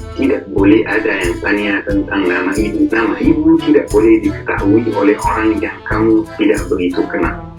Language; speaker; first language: Indonesian; non-native, fluent; Arabic